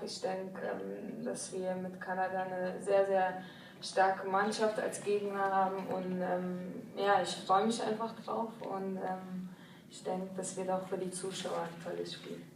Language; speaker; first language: German; early bilingual, other home language; Hungarian